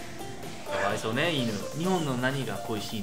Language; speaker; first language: Japanese; native; Japanese